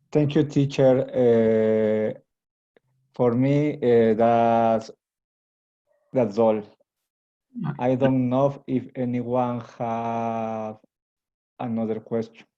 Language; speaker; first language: English; non-native, learner; Spanish